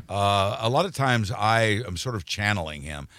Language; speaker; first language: English; native; English